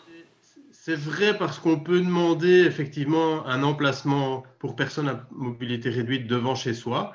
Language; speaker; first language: French; native; French